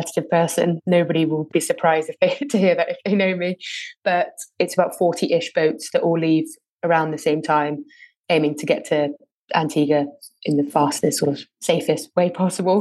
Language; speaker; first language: English; native; English